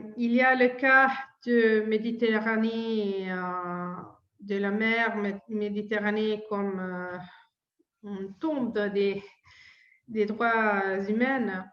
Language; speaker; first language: French; non-native, fluent; Italian